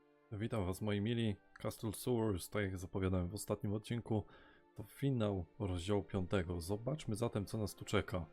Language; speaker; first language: Polish; native; Polish